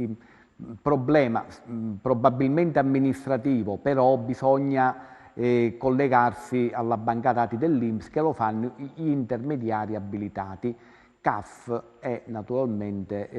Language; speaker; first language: Italian; native; Italian